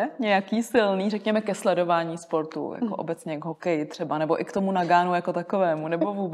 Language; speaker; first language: Czech; native; Czech